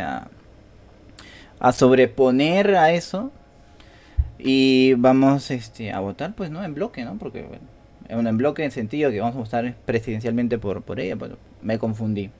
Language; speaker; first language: Spanish; native; Spanish